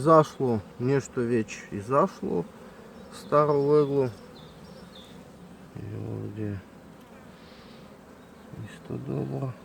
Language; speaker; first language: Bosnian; non-native, learner; Russian